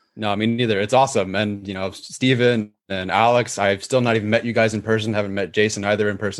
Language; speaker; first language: English; native; English